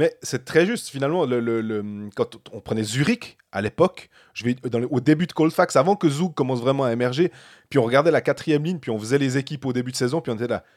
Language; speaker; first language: French; native; French